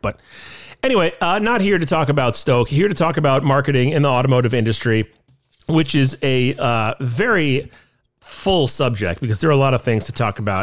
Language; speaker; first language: English; native; English